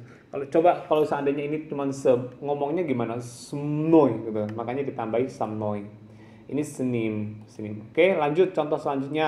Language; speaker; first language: Indonesian; non-native, local second language; Javanese